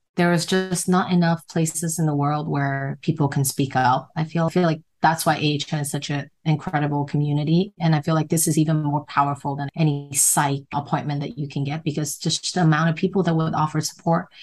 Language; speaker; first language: English; non-native, local second language; Cantonese